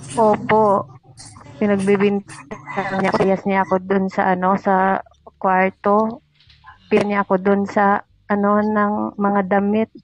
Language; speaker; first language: Filipino; non-native, local second language; Cebuano